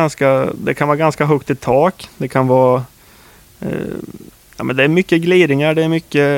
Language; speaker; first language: Swedish; native; Swedish